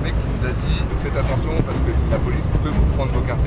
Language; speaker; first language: French; native; French